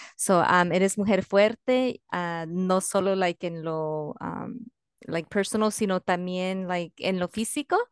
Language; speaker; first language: Spanish; early bilingual, heritage; Spanish